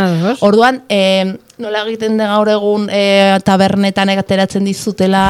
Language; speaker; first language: Basque; native; Basque